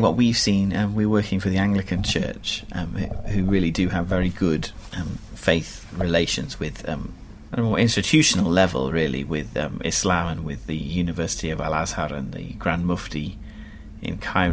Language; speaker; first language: English; native; English